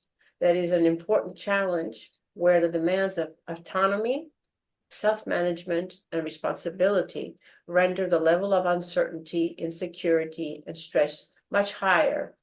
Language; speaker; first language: English; non-native, fluent; Greek